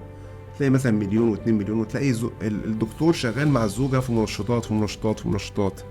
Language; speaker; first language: Arabic; native; Arabic